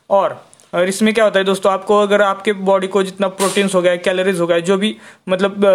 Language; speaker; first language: Hindi; non-native, local second language; Marathi